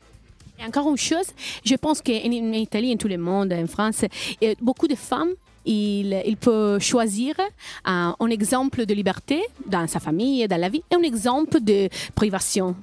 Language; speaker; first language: French; non-native, learner; Italian